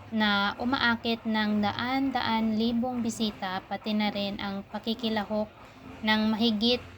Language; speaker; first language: Filipino; native; Filipino